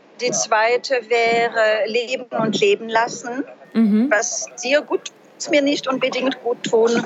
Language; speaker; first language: German; non-native, fluent; French